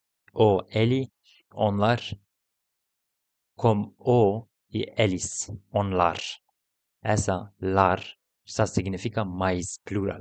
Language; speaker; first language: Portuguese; non-native, learner; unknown